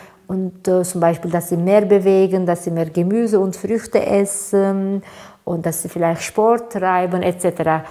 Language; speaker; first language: German; non-native, fluent; Turkish